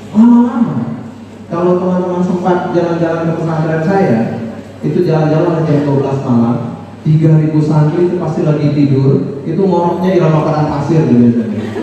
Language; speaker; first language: Indonesian; non-native, local second language; Minangkabau